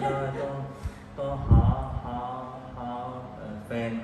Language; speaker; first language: Thai; non-native, learner; Cantonese